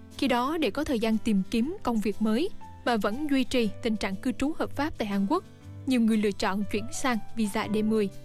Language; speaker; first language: Vietnamese; native; Vietnamese